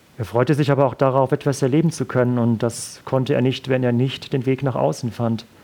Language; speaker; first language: German; native; German